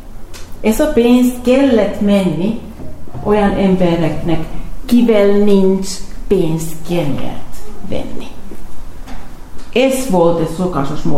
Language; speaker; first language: Hungarian; non-native, learner; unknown